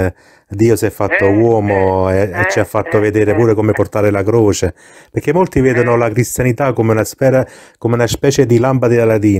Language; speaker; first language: Italian; native; Italian